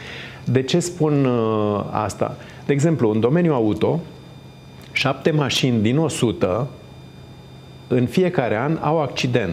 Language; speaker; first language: Romanian; native; Romanian